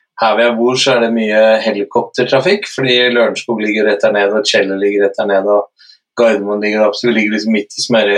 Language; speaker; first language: Norwegian; native; Norwegian